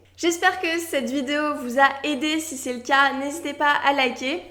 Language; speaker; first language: French; native; French